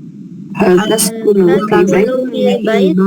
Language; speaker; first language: Arabic; non-native, learner; Indonesian